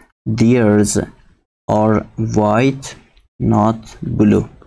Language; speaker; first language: English; non-native, fluent; Persian